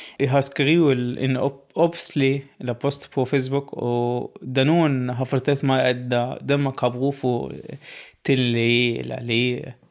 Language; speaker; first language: Danish; non-native, learner; Arabic